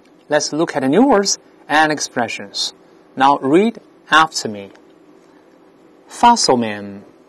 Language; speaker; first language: English; non-native, fluent; Chinese